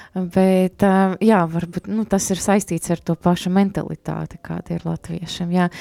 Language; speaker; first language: Latvian; non-native, local second language; Russian